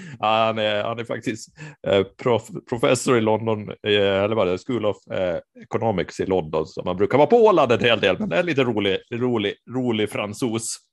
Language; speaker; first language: Swedish; native; Swedish